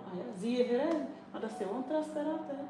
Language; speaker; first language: Dutch; non-native, learner; English